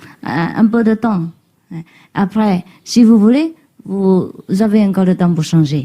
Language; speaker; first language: French; non-native, fluent; Vietnamese